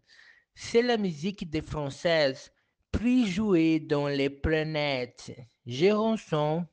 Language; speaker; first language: French; non-native, learner; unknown